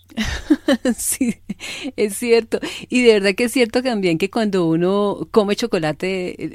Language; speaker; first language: Spanish; native; Spanish